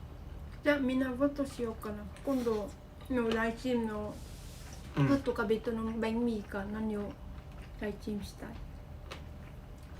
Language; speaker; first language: Japanese; non-native, fluent; Vietnamese